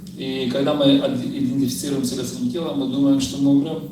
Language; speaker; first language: Russian; native; Russian